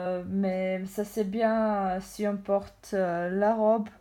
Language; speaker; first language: French; non-native, learner; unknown